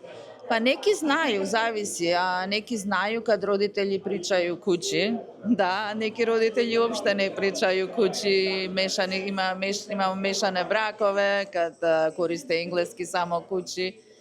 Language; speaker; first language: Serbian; early bilingual, heritage; Croatian